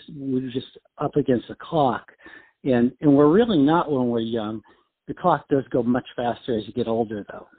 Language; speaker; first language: English; native; English